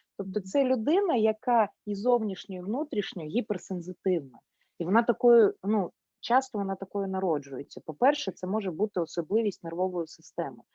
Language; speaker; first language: Ukrainian; non-native, local second language; Russian